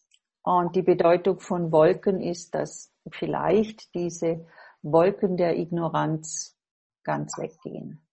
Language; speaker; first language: German; non-native, fluent; English